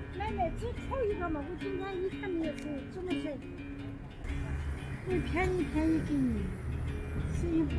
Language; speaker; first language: Chinese; non-native, local second language; Tibetan